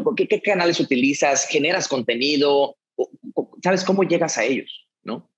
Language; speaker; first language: Spanish; native; Spanish